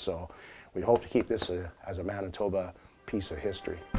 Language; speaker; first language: English; native; English